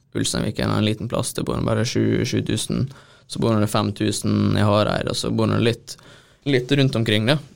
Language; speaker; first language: Norwegian; native; Norwegian